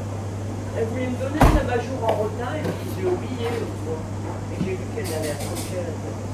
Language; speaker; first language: French; native; French